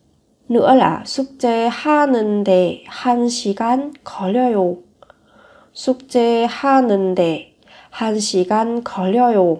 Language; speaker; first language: Korean; non-native, fluent; Vietnamese